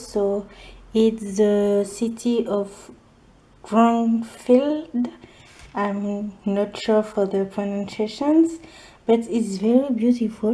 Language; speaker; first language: English; non-native, learner; French